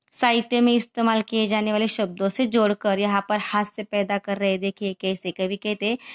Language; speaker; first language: Hindi; non-native, local second language; Marathi